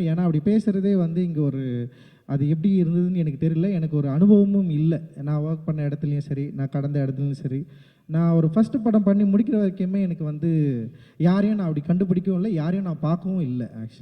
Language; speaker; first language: Tamil; native; Tamil